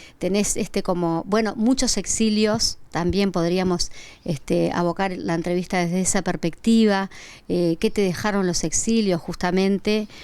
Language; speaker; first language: Spanish; native; Spanish